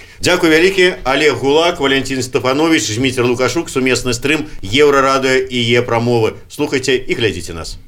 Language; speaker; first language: Belarusian; native; Belarusian